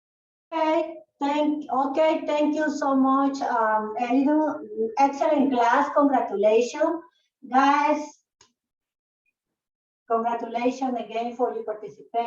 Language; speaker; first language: English; non-native, learner; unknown